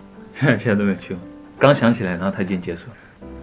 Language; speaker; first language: Chinese; native; Chinese